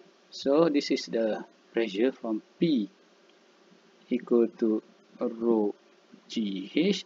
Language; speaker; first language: English; non-native, local second language; Malay